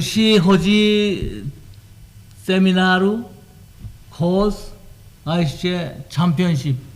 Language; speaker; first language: Czech; non-native, learner; Korean